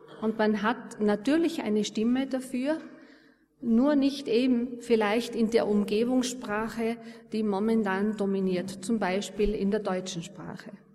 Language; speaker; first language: German; native; German